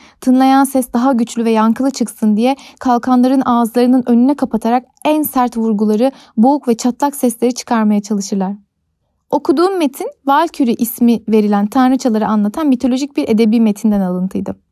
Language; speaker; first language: Turkish; native; Turkish